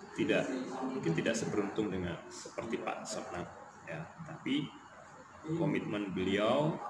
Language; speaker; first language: Indonesian; non-native, local second language; Javanese